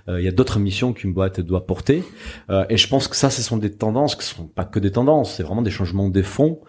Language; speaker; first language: French; non-native, fluent; Portuguese